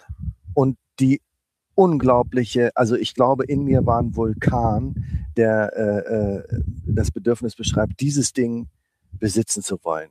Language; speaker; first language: German; native; German